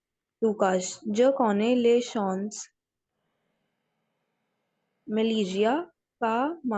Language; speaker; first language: French; non-native, learner; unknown